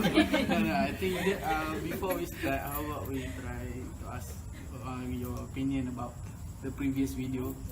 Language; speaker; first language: English; non-native, local second language; Malay